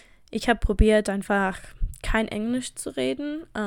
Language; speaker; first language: German; non-native, fluent; English